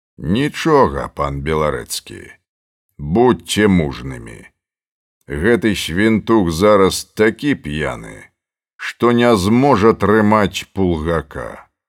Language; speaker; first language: Belarusian; native; Belarusian